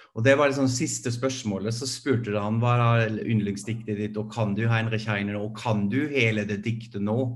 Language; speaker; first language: Norwegian; non-native, fluent; German